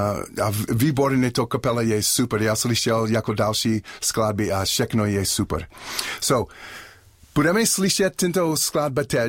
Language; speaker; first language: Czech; non-native, learner; English